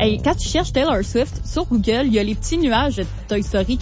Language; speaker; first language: French; native; French